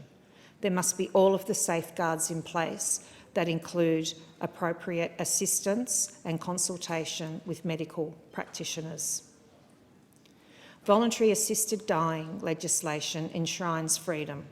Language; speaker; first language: English; native; English